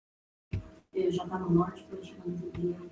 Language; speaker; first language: Portuguese; native; Portuguese